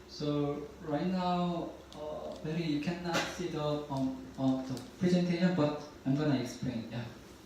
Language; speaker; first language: English; non-native, learner; Korean